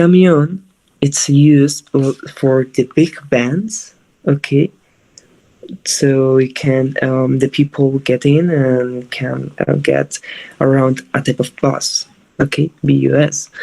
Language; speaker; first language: English; non-native, fluent; Spanish